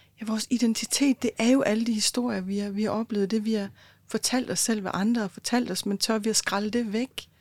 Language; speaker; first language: Danish; native; Danish